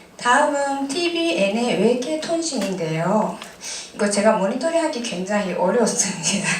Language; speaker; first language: Korean; non-native, fluent; Japanese